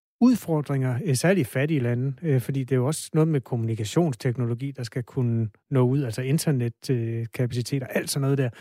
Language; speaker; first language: Danish; native; Danish